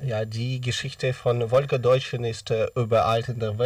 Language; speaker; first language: German; non-native, learner; Russian